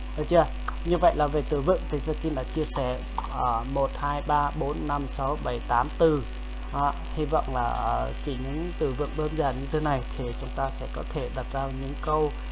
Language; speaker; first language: Vietnamese; non-native, local second language; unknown